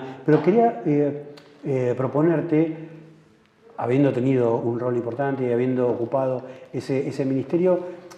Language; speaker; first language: Spanish; native; Spanish